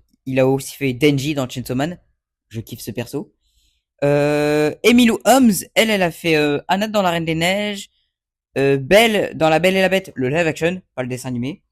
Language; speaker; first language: French; native; French